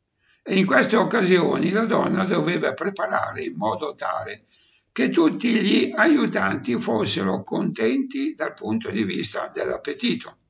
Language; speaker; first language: Italian; native; Italian